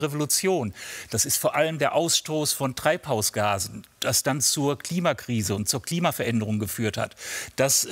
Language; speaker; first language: German; native; German